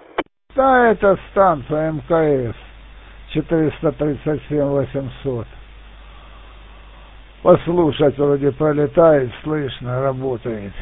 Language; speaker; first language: Russian; native; Russian